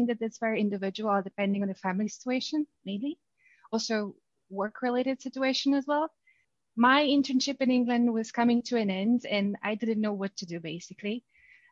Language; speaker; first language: English; non-native, fluent; Polish